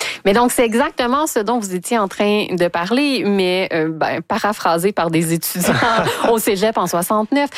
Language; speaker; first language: French; native; French